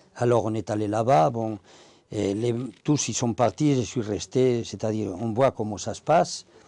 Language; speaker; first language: French; non-native, fluent; Spanish